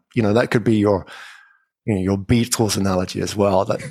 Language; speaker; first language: English; native; English